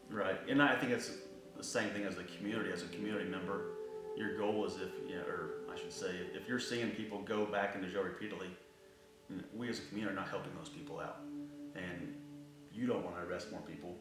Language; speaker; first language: English; native; English